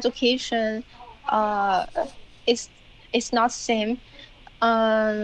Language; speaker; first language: English; non-native, learner; Chinese